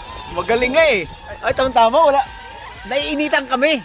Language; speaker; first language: Filipino; native; Filipino